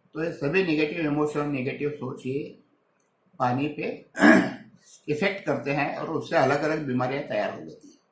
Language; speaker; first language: Hindi; non-native, local second language; Marathi